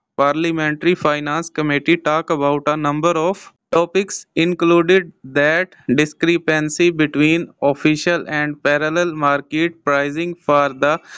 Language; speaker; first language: English; non-native, local second language; Urdu